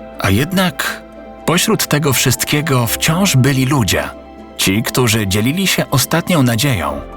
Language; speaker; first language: Polish; native; Polish